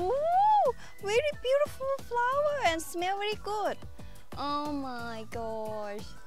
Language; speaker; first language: English; non-native, learner; Thai